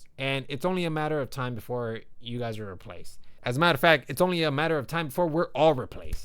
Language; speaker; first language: English; native; English